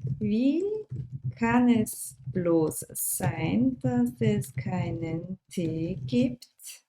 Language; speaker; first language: German; non-native, fluent; Turkish